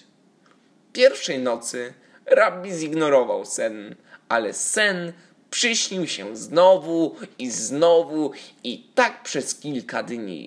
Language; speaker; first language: Polish; native; Polish